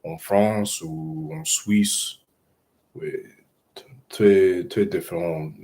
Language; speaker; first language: French; non-native, learner; English